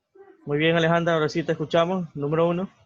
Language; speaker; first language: Spanish; native; Spanish